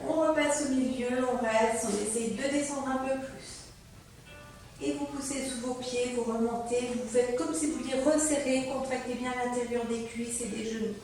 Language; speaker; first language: French; native; French